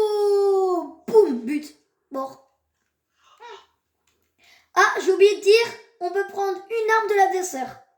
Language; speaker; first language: French; native; French